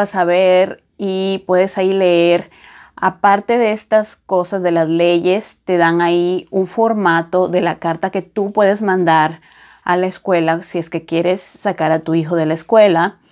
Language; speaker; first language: Spanish; native; Spanish